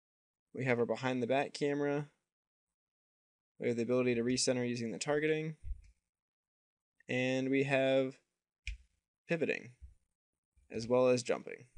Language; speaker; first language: English; native; English